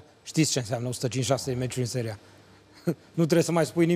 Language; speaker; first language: Romanian; native; Romanian